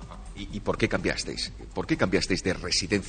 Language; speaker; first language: Spanish; native; Spanish